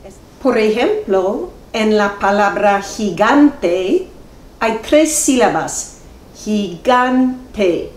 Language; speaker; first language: Spanish; non-native, fluent; English